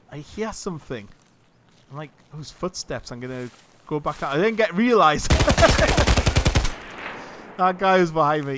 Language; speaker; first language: English; native; English